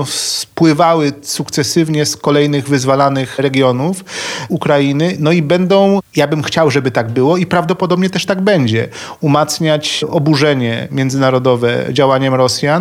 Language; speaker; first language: Polish; native; Polish